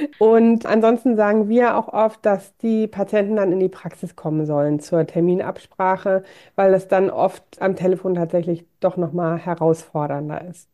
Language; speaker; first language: German; native; German